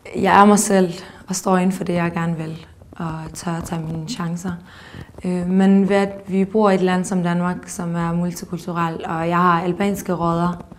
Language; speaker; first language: Danish; early bilingual, other home language; Albanian